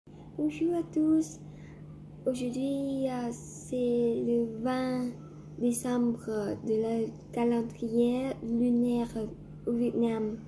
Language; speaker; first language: French; non-native, learner; Vietnamese